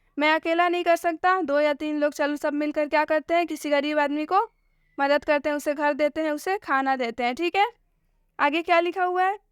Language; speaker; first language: Hindi; native; Hindi